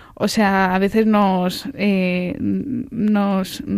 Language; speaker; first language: Spanish; native; Spanish